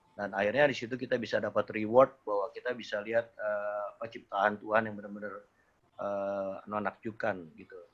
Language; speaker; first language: Indonesian; native; Indonesian